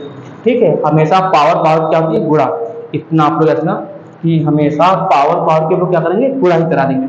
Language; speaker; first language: Hindi; native; Hindi